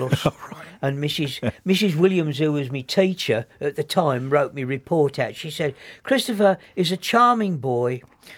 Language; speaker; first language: English; native; English